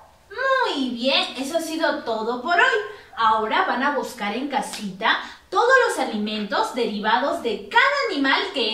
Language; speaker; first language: Spanish; native; Spanish